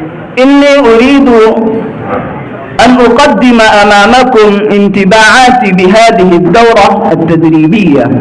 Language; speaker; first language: Arabic; non-native, learner; Urdu